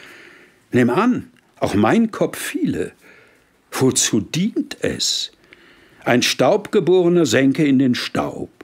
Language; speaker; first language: German; native; German